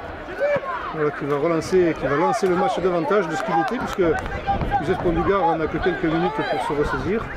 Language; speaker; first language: French; native; French